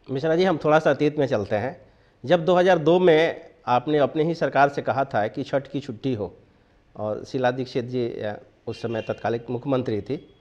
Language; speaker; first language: Hindi; native; Hindi